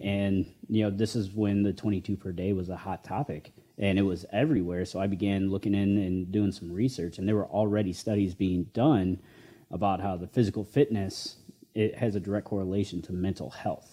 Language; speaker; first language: English; native; English